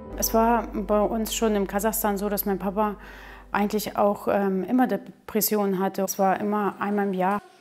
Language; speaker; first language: German; early bilingual, other home language; Russian